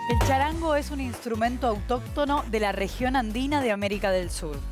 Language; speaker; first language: Spanish; native; Spanish